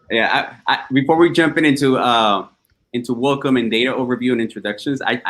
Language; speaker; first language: English; early bilingual, other home language; Spanish